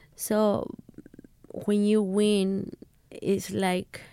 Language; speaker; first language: English; non-native, fluent; Spanish